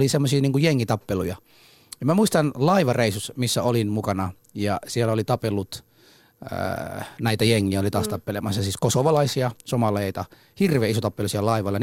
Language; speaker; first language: Finnish; early bilingual, other home language; Somali